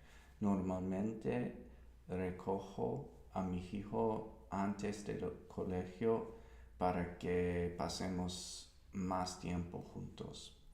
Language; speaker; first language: Spanish; non-native, learner; English